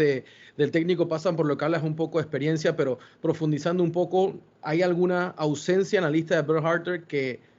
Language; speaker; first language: Spanish; native; Spanish